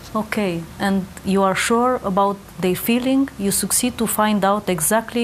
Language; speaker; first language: English; non-native, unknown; Romanian